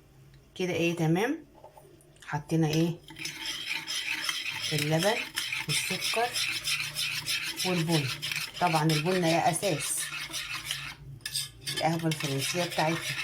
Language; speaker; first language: Arabic; native; Arabic